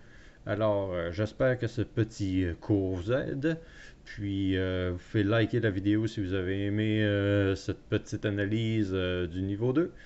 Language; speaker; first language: French; native; French